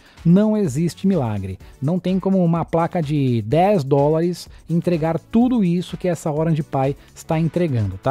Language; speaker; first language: Portuguese; native; Portuguese